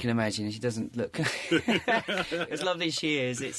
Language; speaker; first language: English; native; English